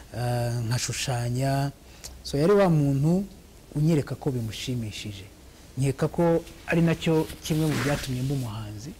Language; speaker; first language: Kinyarwanda; early bilingual, heritage; Kinyarwanda